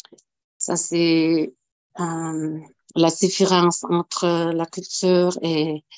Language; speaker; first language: French; non-native, local second language; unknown